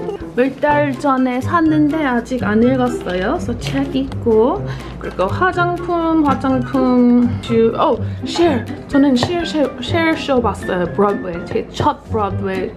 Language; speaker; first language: Korean; non-native, fluent; English